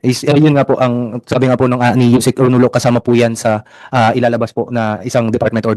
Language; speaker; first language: Filipino; native; Filipino